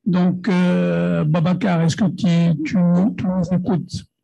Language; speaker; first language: French; non-native, local second language; Arabic